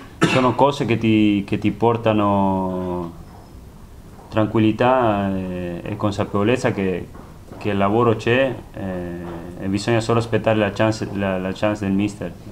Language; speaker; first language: Italian; non-native, fluent; Spanish